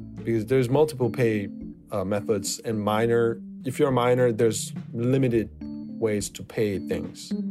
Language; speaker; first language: English; non-native, fluent; Korean